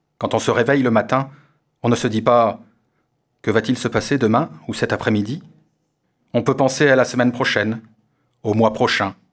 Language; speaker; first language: French; non-native, learner; Armenian